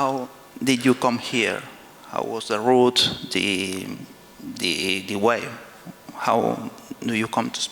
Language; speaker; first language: English; non-native, fluent; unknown